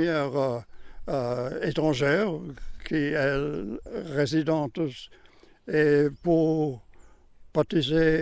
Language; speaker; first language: French; non-native, learner; German